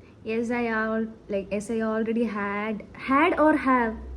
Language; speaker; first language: English; non-native, local second language; Malayalam